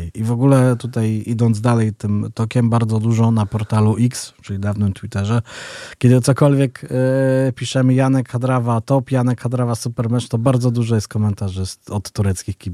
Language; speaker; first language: Polish; native; Polish